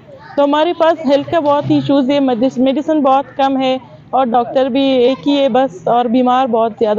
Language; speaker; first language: Hindi; non-native, fluent; Persian